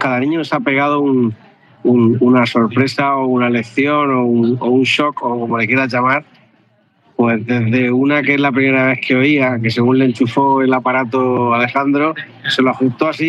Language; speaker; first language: Spanish; native; Spanish